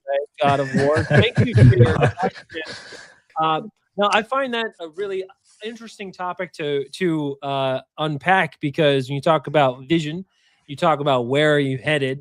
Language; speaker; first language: English; native; English